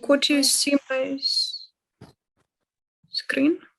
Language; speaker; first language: English; non-native, fluent; Ukrainian